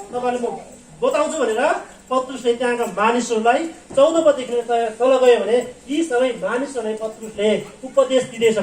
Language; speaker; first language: Nepali; non-native, local second language; Eastern Tamang